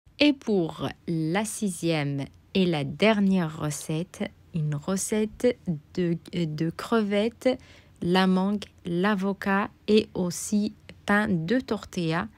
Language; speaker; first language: French; non-native, local second language; Arabic